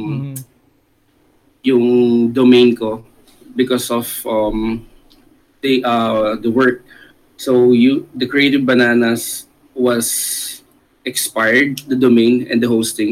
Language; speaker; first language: English; non-native, local second language; Filipino